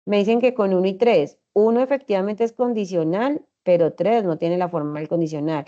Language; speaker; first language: Spanish; native; Spanish